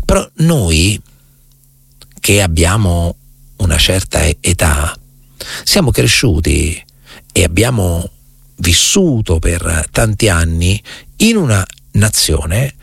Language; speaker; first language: Italian; native; Italian